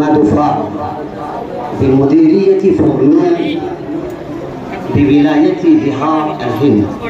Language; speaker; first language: Arabic; non-native, fluent; Urdu